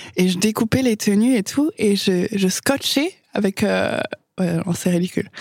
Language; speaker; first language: French; non-native, fluent; English